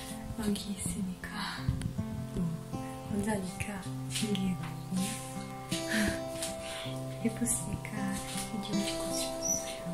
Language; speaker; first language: Korean; non-native, learner; French